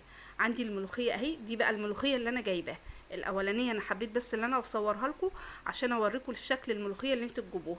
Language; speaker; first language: Arabic; native; Arabic